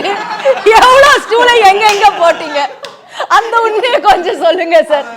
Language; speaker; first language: Tamil; native; Tamil